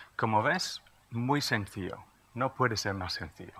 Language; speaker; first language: Spanish; non-native, fluent; English